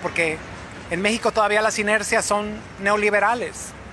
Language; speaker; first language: Spanish; native; Spanish